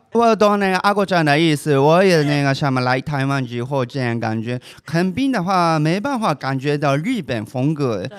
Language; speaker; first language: Chinese; non-native, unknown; Japanese